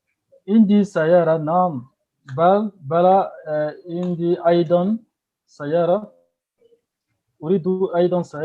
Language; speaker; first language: Arabic; non-native, learner; French